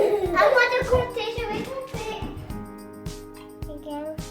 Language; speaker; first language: French; native; French